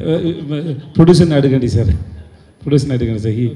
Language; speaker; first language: Telugu; non-native, learner; Tamil